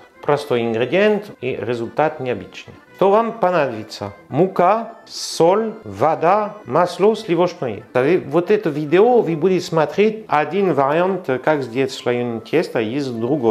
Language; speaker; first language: Russian; non-native, learner; French